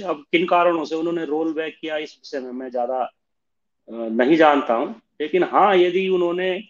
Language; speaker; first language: Hindi; native; Hindi